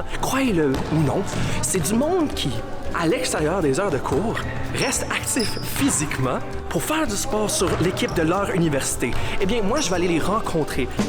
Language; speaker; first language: French; native; French